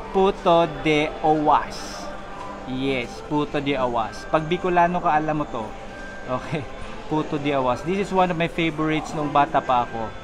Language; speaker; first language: Filipino; non-native, local second language; Bikol